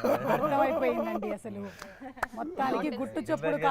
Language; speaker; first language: Telugu; native; Telugu